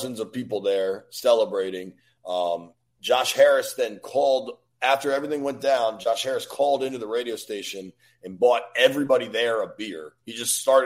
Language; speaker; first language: English; native; English